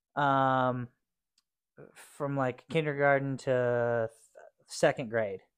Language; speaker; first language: English; native; English